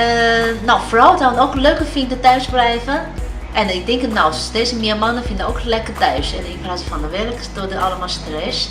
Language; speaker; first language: Dutch; non-native, learner; Chinese